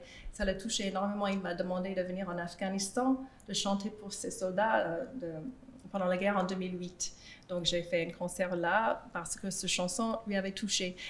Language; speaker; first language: French; non-native, fluent; English